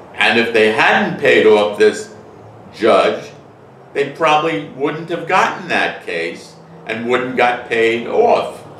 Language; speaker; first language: English; native; English